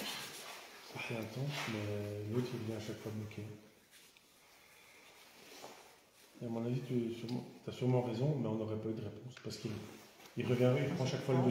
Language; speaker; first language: French; native; French